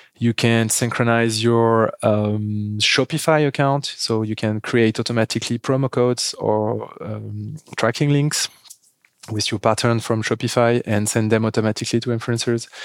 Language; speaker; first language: English; non-native, fluent; French